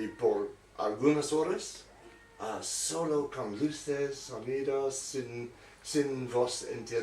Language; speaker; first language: Spanish; non-native, learner; English